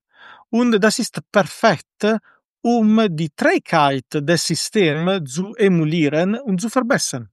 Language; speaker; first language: German; non-native, fluent; Italian